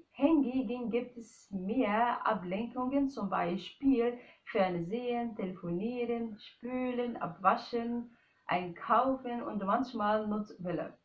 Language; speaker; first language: German; non-native, fluent; Arabic